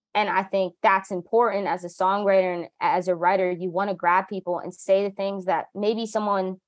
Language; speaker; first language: English; native; English